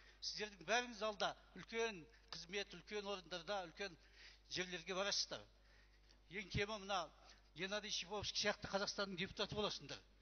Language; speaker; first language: Kazakh; native; Kazakh